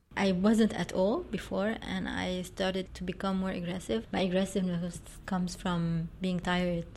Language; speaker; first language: English; non-native, fluent; Arabic